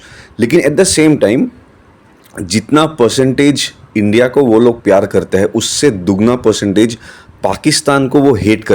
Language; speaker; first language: Hindi; non-native, local second language; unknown